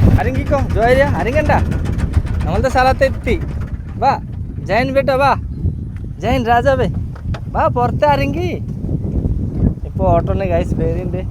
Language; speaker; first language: Malayalam; non-native, learner; Bangla